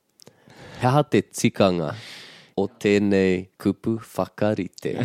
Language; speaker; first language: Māori; non-native, local second language; English